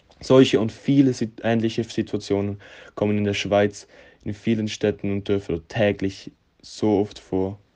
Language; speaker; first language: German; native; German